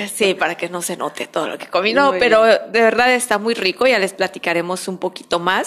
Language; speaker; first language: Spanish; native; Spanish